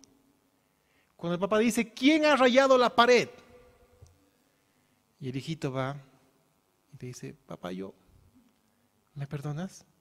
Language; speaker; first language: Spanish; native; Spanish